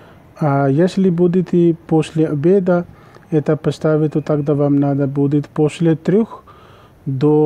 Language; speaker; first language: Russian; non-native, learner; Urdu